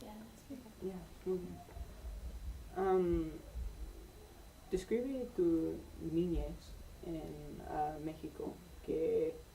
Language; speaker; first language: Spanish; non-native, learner; English